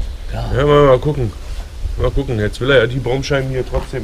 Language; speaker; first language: German; native; German